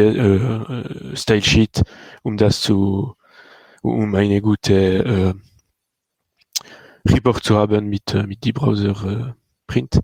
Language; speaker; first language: German; non-native, learner; French